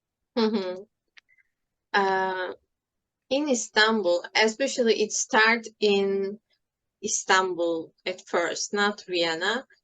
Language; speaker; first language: English; non-native, fluent; Turkish